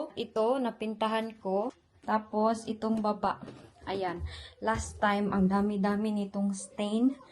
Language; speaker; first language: Filipino; non-native, local second language; Cebuano